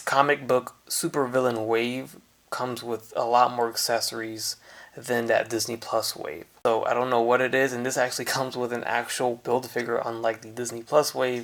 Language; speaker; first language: English; native; English